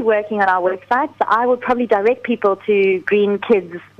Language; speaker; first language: English; native; English